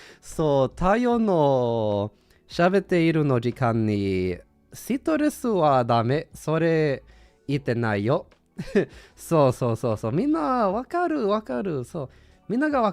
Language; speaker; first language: Japanese; non-native, learner; English